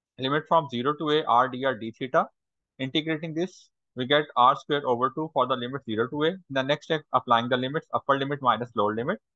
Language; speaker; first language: English; non-native, local second language; Urdu